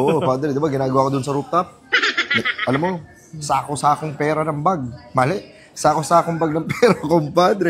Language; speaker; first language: Filipino; native; Filipino